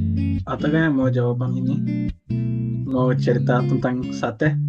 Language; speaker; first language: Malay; non-native, fluent; Turkish